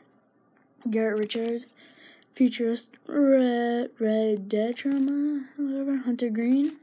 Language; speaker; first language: English; native; English